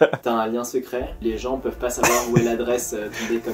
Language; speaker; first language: French; native; French